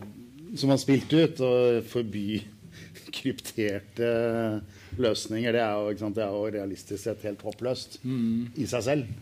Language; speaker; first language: Norwegian; native; Norwegian